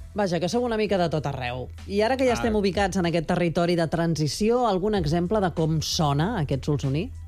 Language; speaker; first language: Catalan; native; Catalan